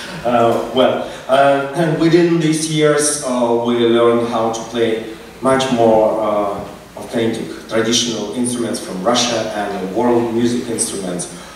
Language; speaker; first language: English; non-native, fluent; Russian